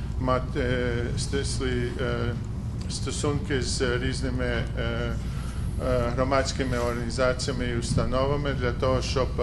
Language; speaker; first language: Ukrainian; early bilingual, heritage; Ukrainian